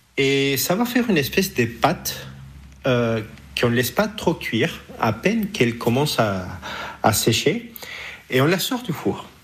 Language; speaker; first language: French; non-native, fluent; Spanish